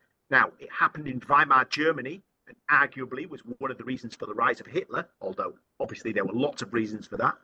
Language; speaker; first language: English; native; English